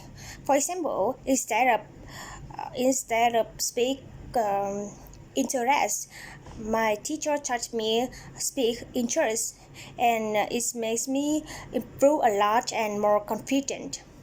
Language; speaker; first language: English; non-native, learner; Vietnamese